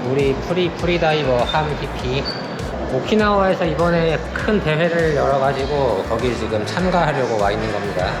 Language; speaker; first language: Korean; native; Korean